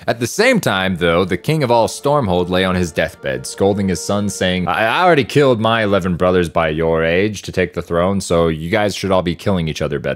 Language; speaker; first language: English; native; English